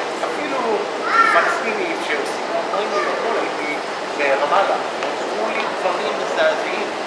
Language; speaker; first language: Hebrew; non-native, fluent; English